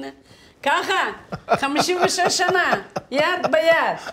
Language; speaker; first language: Hebrew; non-native, fluent; Tajik